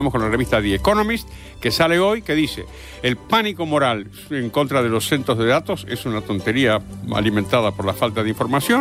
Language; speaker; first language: Spanish; native; Spanish